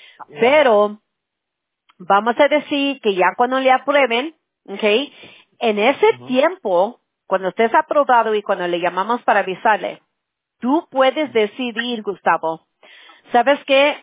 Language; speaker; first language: Spanish; early bilingual, heritage; Spanish